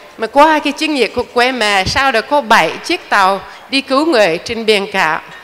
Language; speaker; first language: Vietnamese; non-native, fluent; English